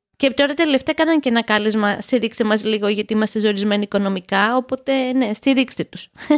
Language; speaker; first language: Greek; native; Greek